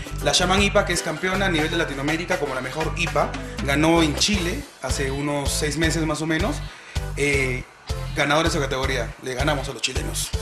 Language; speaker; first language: Spanish; native; Spanish